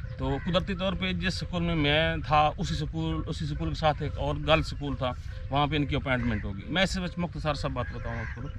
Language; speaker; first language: Urdu; native; Urdu